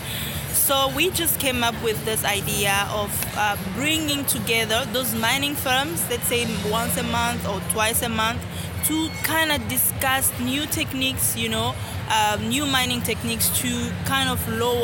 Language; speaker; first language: English; non-native, fluent; French